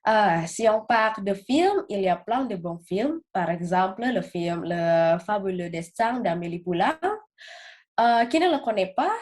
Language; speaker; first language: French; non-native, learner; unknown